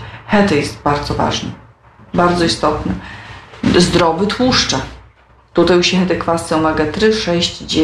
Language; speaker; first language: Polish; non-native, local second language; Belarusian